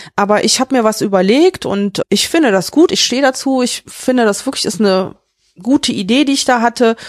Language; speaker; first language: German; native; German